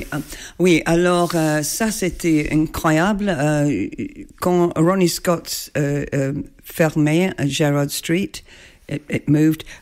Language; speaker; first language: French; non-native, learner; English